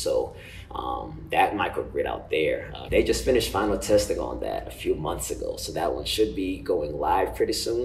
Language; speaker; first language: English; non-native, local second language; Ganda